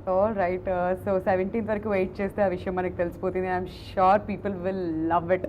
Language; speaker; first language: Telugu; native; Telugu